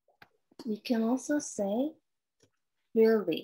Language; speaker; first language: English; non-native, learner; Korean